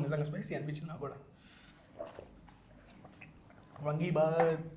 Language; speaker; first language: Telugu; native; Telugu